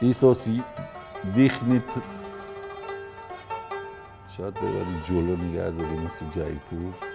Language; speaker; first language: Greek; non-native, learner; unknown